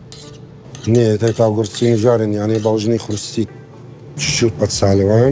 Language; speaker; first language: Russian; non-native, fluent; Arabic